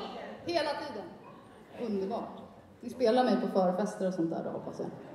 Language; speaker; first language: Swedish; native; Swedish